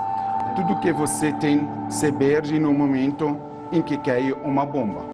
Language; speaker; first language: Portuguese; non-native, fluent; Arabic